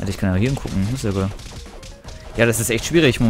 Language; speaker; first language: German; native; German